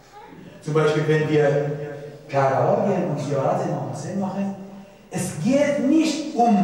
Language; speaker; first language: German; non-native, fluent; Persian